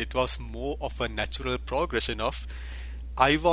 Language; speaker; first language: English; non-native, local second language; Sinhala